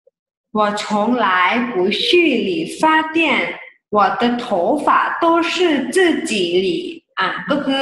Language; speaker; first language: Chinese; non-native, fluent; Thai